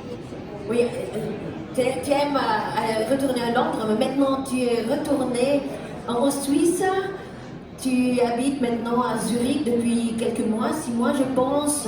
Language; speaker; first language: French; non-native, local second language; German